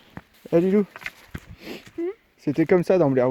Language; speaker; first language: French; native; French